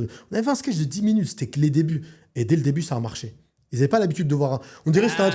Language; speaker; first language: French; native; French